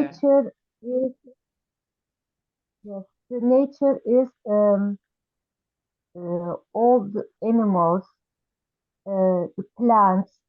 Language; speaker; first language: English; non-native, learner; Turkish